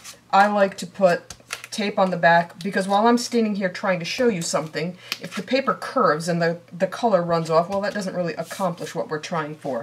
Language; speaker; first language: English; native; English